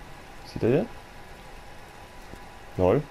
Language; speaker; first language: German; native; German